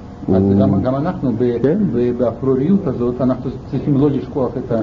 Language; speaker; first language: Hebrew; non-native, fluent; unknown